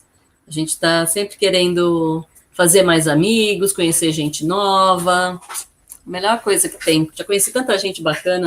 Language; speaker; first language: Portuguese; non-native, learner; English